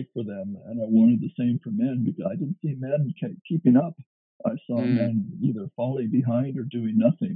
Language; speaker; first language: English; native; English